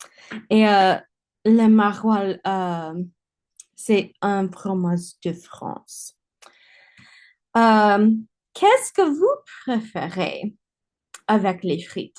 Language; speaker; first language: French; non-native, learner; English